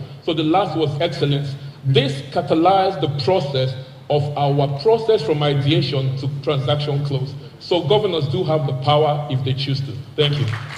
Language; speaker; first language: English; non-native, local second language; Igbo